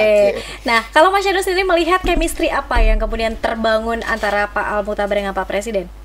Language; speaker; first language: Indonesian; native; Indonesian